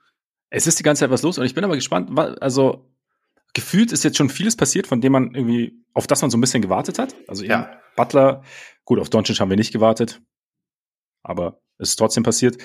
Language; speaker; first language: German; native; German